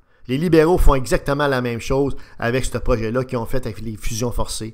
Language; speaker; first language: French; native; French